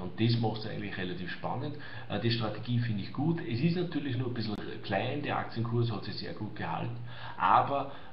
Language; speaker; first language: German; native; German